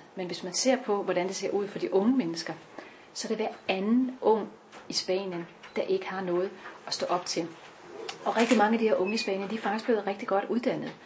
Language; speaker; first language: Danish; native; Danish